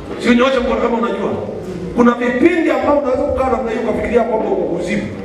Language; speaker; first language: Swahili; non-native, local second language; Kamba